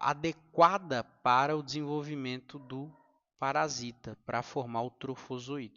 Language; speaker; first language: Portuguese; native; Portuguese